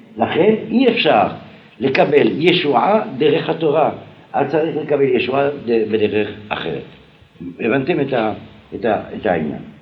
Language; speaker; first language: Hebrew; non-native, fluent; French